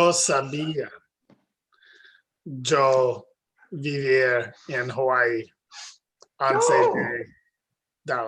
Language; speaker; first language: Spanish; non-native, learner; English